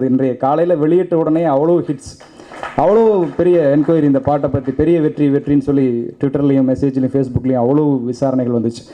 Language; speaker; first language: Tamil; native; Tamil